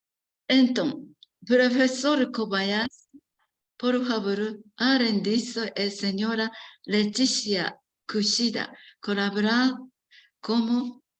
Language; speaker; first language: Portuguese; non-native, learner; Japanese